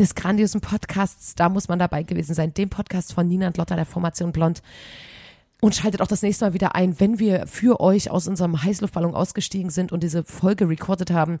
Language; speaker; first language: German; native; German